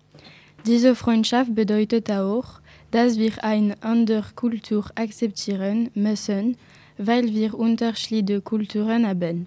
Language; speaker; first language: German; non-native, learner; French